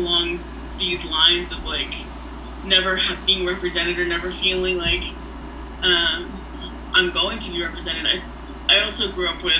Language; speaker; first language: English; native; English